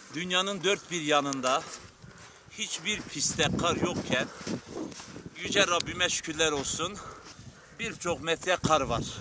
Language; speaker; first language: Turkish; non-native, local second language; Kurdish